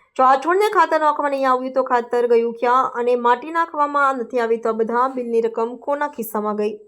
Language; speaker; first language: Gujarati; native; Gujarati